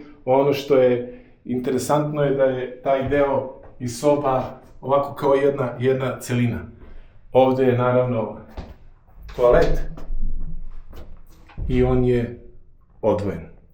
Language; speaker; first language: Serbian; native; Serbian